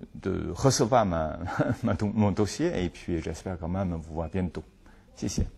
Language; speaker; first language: French; non-native, fluent; Chinese